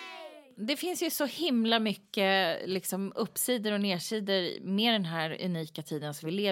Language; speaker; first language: Swedish; native; Swedish